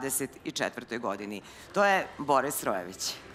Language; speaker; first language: Serbian; native; Serbian